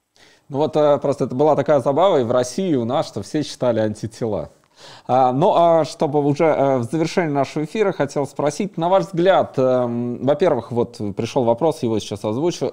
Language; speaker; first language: Russian; native; Russian